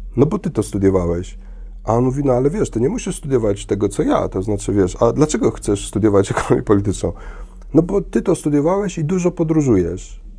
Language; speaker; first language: Polish; early bilingual, heritage; Polish